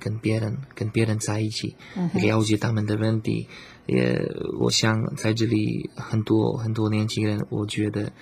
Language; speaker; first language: Chinese; non-native, learner; Slovak